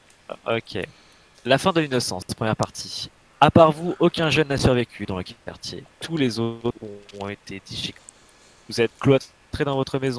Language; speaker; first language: French; native; French